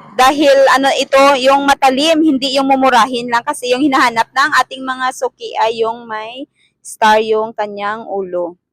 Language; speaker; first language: Filipino; non-native, local second language; Cebuano